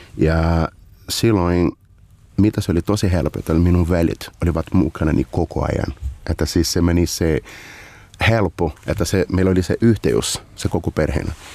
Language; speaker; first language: Finnish; non-native, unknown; Portuguese